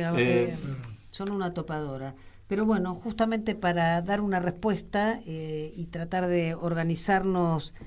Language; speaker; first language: Spanish; native; Spanish